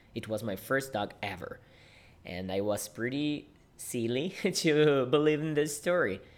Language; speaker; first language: English; non-native, fluent; Portuguese